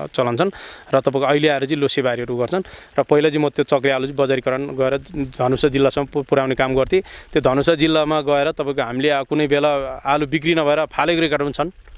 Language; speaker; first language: Nepali; non-native, local second language; Sherpa